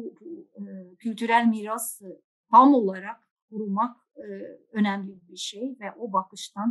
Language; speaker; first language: Turkish; non-native, fluent; Dutch